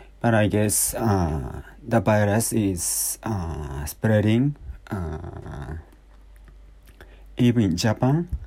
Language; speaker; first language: English; non-native, learner; Japanese